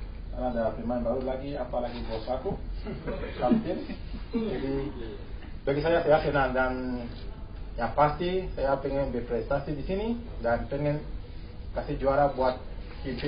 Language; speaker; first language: Indonesian; non-native, fluent; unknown